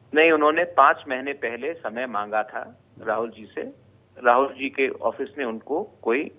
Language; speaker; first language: Hindi; non-native, local second language; Bangla